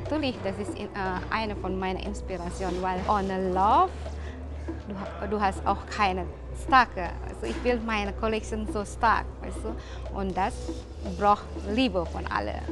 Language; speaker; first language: German; non-native, learner; Indonesian